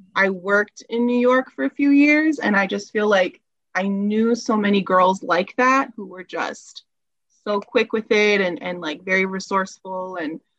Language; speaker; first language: English; early bilingual, other home language; Spanish